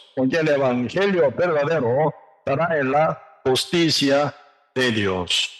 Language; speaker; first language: Spanish; non-native, learner; Korean